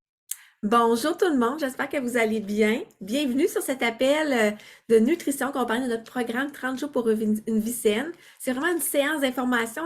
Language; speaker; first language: French; native; French